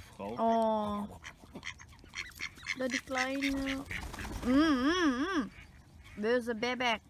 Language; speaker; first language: German; non-native, learner; Indonesian